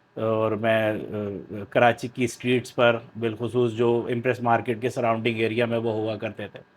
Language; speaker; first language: Urdu; native; Urdu